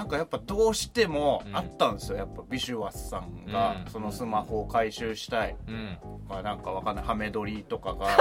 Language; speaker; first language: Japanese; native; Japanese